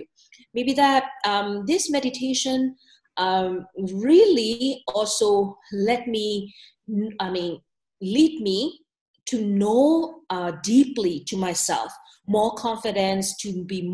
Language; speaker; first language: English; non-native, learner; Burmese